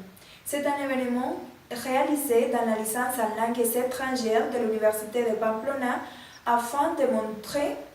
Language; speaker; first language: French; non-native, learner; Spanish